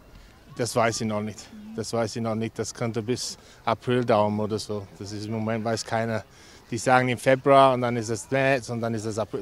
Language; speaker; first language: German; non-native, fluent; English